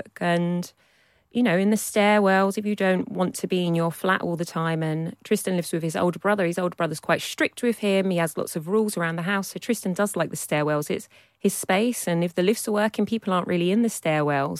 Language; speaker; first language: English; native; English